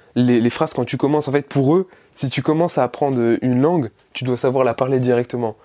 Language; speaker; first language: French; native; French